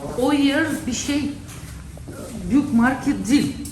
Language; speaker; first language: Turkish; non-native, learner; Russian